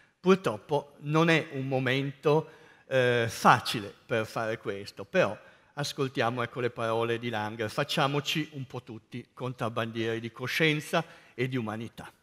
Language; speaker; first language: Italian; native; Italian